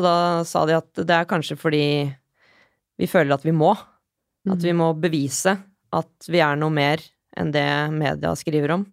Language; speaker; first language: Norwegian; early bilingual, other home language; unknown